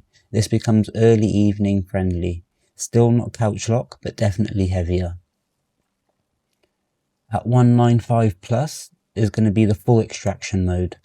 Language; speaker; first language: English; native; English